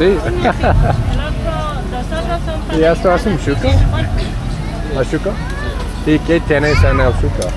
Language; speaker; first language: Spanish; non-native, learner; English